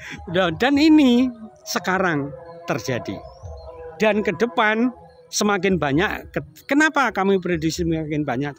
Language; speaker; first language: Indonesian; native; Indonesian